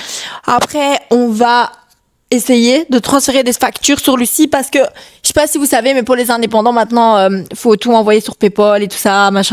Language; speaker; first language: French; native; French